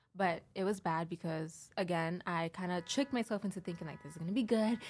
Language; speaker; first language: English; early bilingual, heritage; English